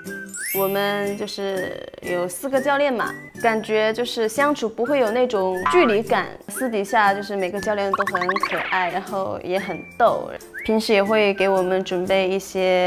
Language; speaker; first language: Chinese; native; Chinese